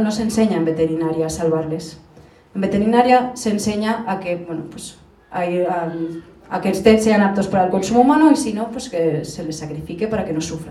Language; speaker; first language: Spanish; native; Spanish